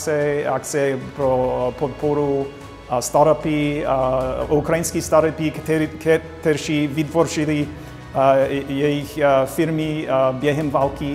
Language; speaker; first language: Czech; non-native, learner; Ukrainian